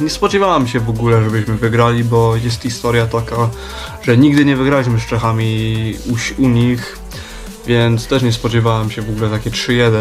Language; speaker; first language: Polish; early bilingual, heritage; Polish